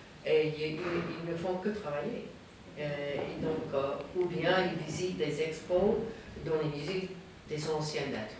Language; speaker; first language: French; non-native, fluent; English